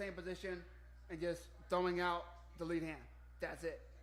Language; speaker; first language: English; native; English